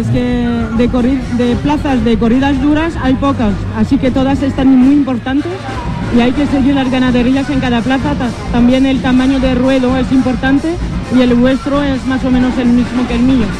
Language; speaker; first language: Spanish; non-native, fluent; French